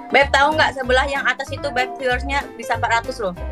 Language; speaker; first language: Indonesian; native; Indonesian